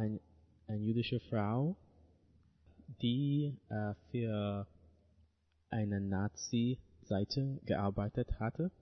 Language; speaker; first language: German; non-native, learner; English